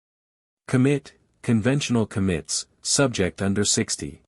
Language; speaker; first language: English; native; English